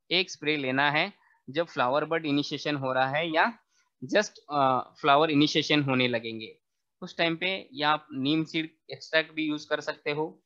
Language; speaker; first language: Hindi; non-native, local second language; Marathi